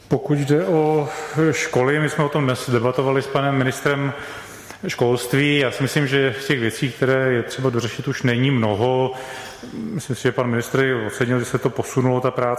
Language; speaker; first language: Czech; native; Czech